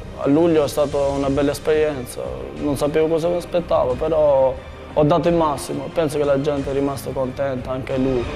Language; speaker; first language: Italian; non-native, fluent; Albanian